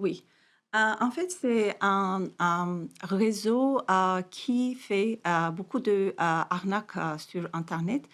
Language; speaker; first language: French; non-native, fluent; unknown